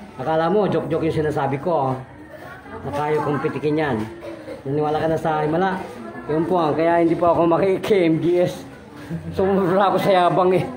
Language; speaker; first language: Filipino; non-native, local second language; Cebuano